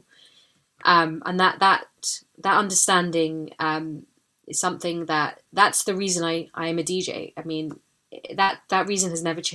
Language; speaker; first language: English; native; English